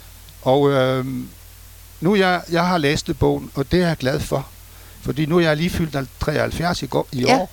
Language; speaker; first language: Danish; non-native, fluent; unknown